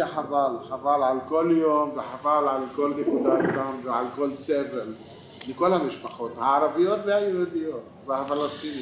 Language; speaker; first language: Hebrew; non-native, local second language; Arabic